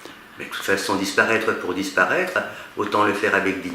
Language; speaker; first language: French; native; French